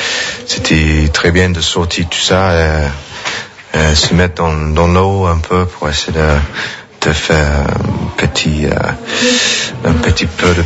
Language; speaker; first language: French; non-native, fluent; English